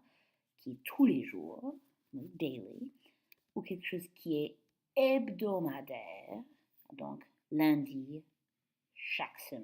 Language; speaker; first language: French; non-native, fluent; English